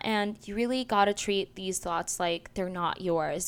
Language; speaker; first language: English; non-native, local second language; Spanish